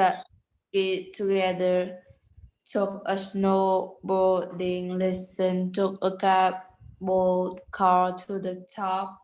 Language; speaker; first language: English; non-native, learner; Vietnamese